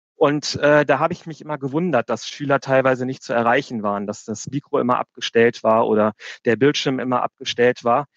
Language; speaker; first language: German; native; German